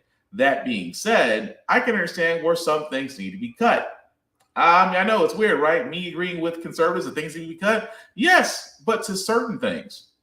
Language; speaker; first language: English; native; English